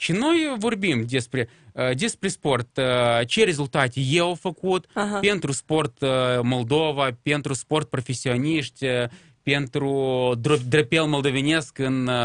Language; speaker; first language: Romanian; non-native, local second language; Russian